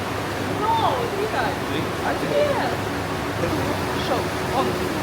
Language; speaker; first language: English; non-native, learner; Russian